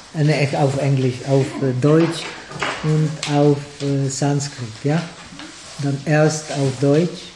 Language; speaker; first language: German; non-native, fluent; Czech